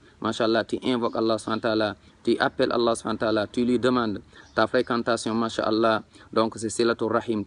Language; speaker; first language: French; non-native, local second language; Wolof